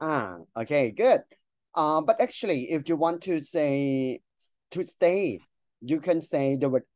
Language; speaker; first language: English; non-native, fluent; Thai